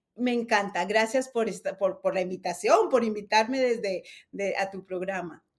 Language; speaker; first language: Spanish; native; Spanish